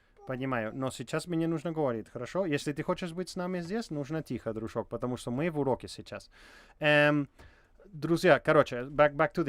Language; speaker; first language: Russian; non-native, learner; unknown